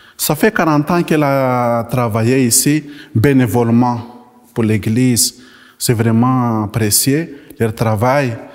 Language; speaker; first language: French; non-native, local second language; Malagasy